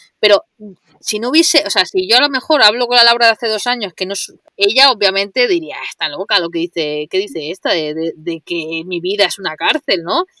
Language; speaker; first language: Spanish; native; Spanish